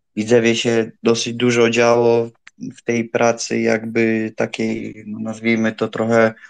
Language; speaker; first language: Polish; native; Polish